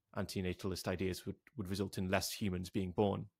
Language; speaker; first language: English; native; English